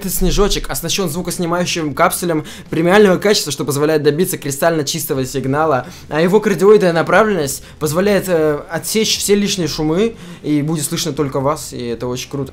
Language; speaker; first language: Russian; native; Russian